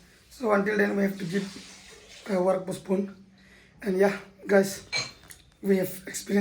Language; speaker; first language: Hindi; non-native, local second language; Bangla